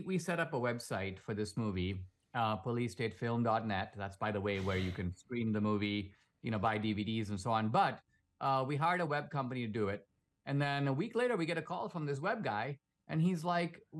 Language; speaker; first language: English; non-native, local second language; Konkani